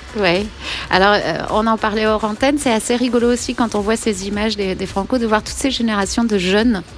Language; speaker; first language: French; native; French